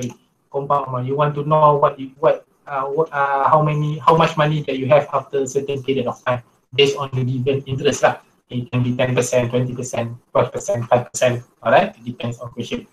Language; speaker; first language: English; non-native, local second language; Malay